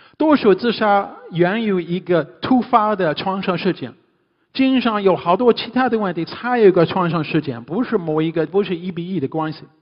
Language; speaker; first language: Chinese; non-native, fluent; English